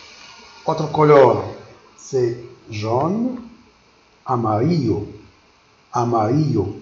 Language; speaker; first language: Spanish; non-native, learner; Arabic